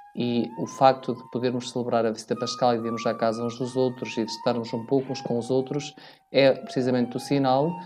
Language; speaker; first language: Portuguese; native; Portuguese